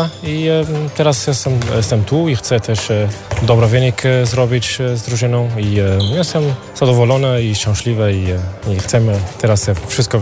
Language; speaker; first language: Polish; non-native, learner; Portuguese